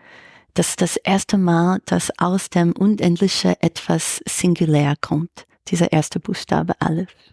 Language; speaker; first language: German; non-native, fluent; English